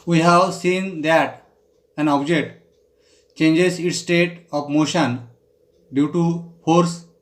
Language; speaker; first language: English; non-native, local second language; Marathi